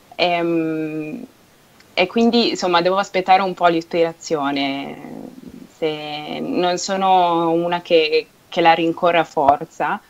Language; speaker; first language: Italian; native; Italian